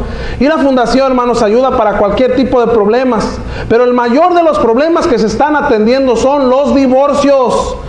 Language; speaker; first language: Spanish; native; Spanish